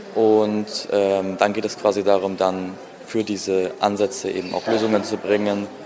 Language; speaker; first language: German; native; German